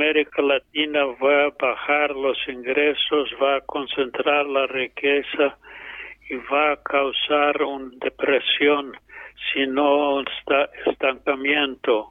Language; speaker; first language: Spanish; non-native, fluent; English